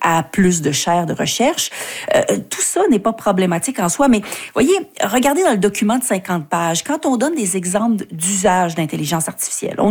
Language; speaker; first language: French; native; French